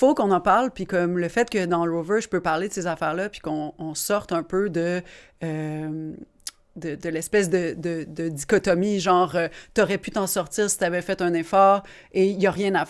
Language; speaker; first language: French; native; French